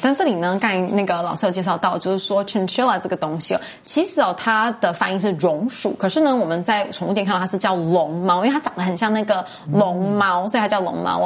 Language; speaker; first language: Chinese; native; Chinese